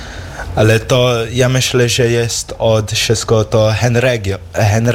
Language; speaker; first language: Polish; early bilingual, heritage; English